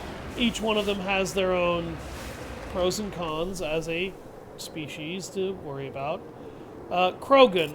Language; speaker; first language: English; native; English